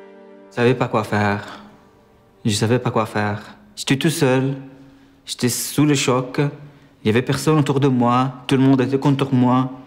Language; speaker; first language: French; non-native, fluent; Arabic